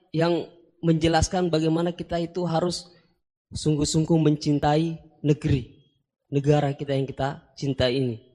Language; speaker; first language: Indonesian; native; Indonesian